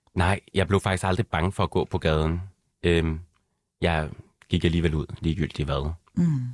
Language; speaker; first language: Danish; early bilingual, other home language; Arabic